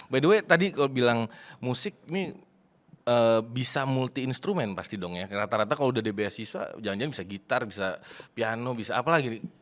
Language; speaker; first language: Indonesian; native; Indonesian